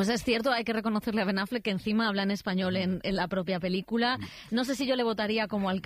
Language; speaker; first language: Spanish; native; Spanish